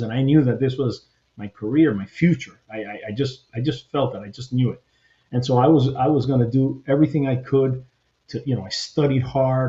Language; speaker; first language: English; early bilingual, other home language; Spanish